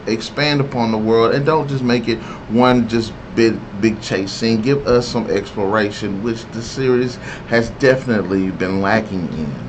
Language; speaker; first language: English; native; English